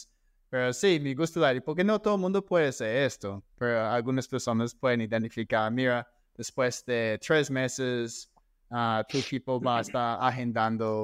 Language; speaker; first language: Spanish; non-native, fluent; English